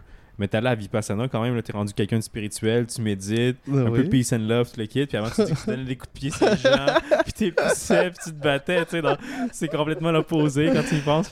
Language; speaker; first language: French; native; French